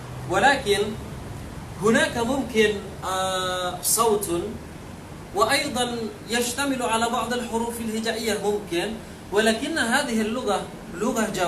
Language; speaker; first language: Arabic; non-native, fluent; Indonesian